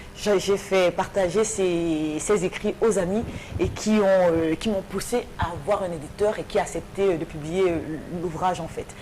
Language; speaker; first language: French; native; French